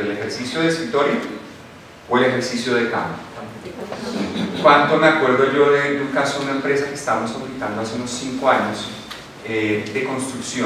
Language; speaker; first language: Spanish; native; Spanish